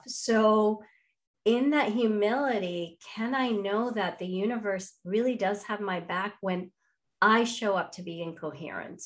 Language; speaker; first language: English; non-native, fluent; Spanish